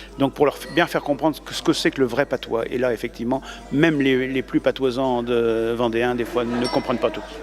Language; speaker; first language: French; native; French